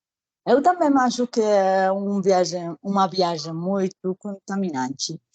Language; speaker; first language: Portuguese; non-native, learner; Spanish